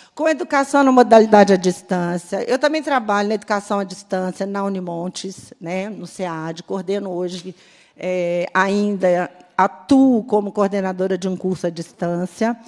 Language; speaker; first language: Portuguese; native; Portuguese